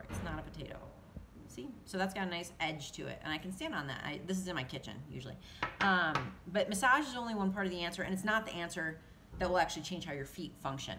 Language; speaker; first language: English; native; English